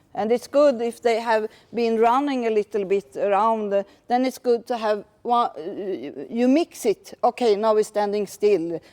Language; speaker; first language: English; non-native, fluent; Swedish